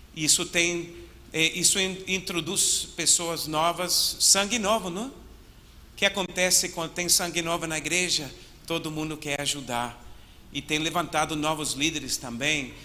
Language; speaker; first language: Portuguese; non-native, fluent; English